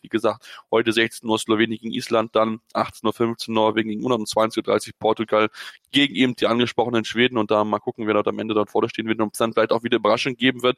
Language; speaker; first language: German; native; German